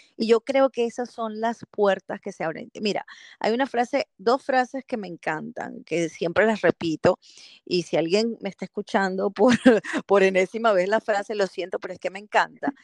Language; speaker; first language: Spanish; native; Spanish